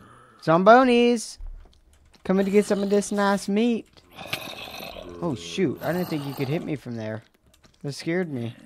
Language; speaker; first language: English; native; English